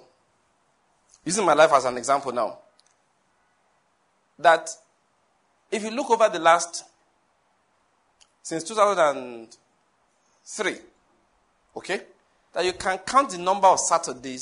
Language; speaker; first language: English; non-native, local second language; Yoruba